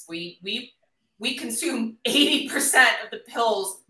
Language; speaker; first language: English; native; English